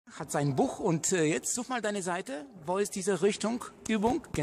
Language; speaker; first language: German; non-native, fluent; Polish